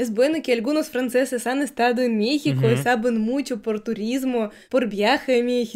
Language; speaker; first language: Spanish; non-native, fluent; Russian